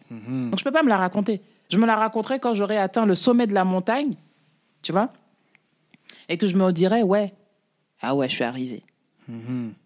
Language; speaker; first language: French; native; French